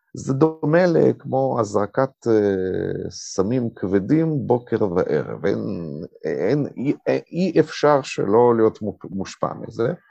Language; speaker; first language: Hebrew; non-native, fluent; Russian